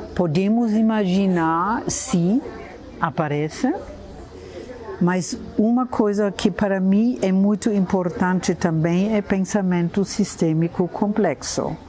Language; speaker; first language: Portuguese; non-native, fluent; German